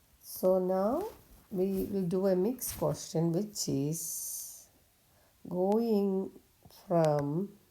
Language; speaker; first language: English; non-native, local second language; Malayalam